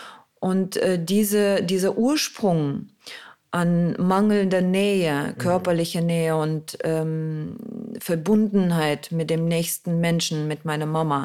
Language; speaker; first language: German; non-native, fluent; Russian